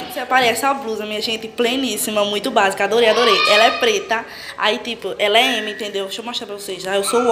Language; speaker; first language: Portuguese; native; Portuguese